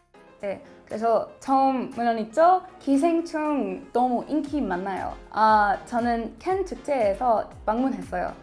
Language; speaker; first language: Korean; non-native, learner; English